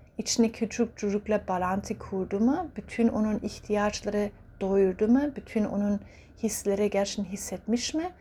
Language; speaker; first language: Turkish; early bilingual, heritage; Turkish